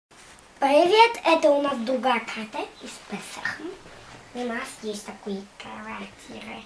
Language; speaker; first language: Russian; early bilingual, heritage; Russian